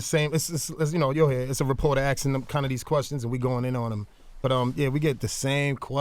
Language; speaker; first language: English; native; English